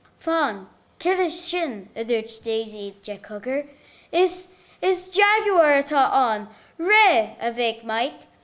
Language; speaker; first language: Irish; native; Irish